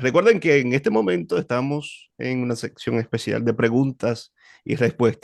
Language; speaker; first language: Spanish; native; Spanish